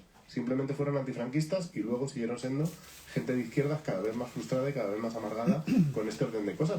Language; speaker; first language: Spanish; native; Spanish